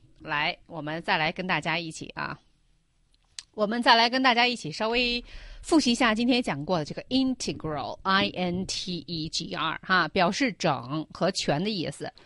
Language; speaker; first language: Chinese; native; Chinese